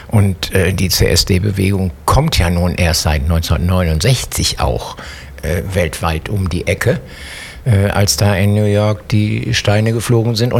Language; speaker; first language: German; native; German